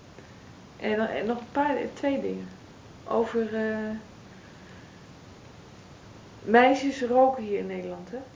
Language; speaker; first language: Dutch; native; Dutch